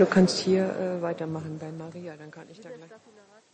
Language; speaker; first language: German; native; German